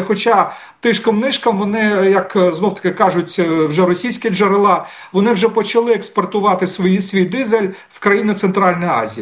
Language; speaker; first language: Ukrainian; native; Ukrainian